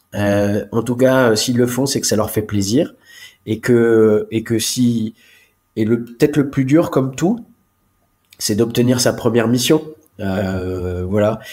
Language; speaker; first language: French; native; French